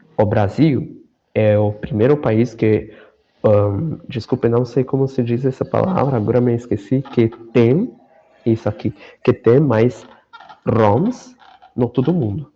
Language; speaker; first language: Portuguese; non-native, fluent; Romany